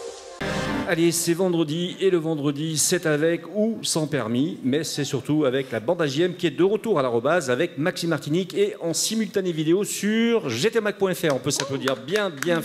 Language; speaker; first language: French; native; French